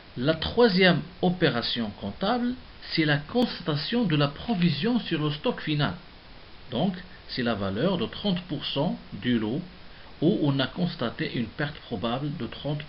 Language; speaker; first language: French; non-native, local second language; Arabic